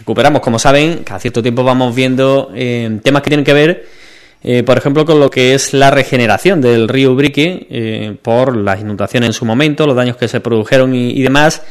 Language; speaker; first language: Spanish; native; Spanish